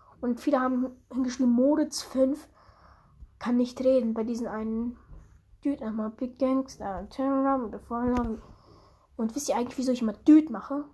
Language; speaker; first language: German; early bilingual, other home language; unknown